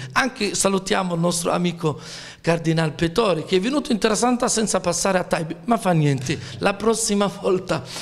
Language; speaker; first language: Italian; non-native, fluent; Arabic